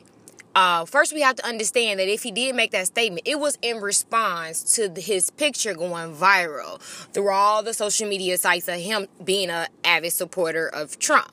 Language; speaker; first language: English; native; English